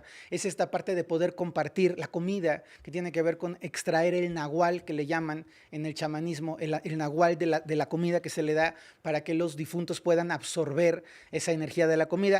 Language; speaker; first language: Spanish; native; Spanish